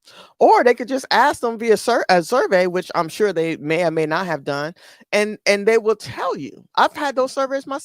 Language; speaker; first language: English; native; English